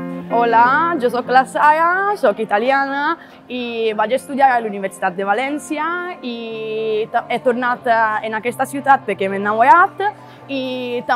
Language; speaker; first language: Catalan; non-native, fluent; Italian